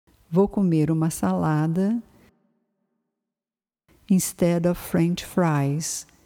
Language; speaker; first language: Portuguese; native; Portuguese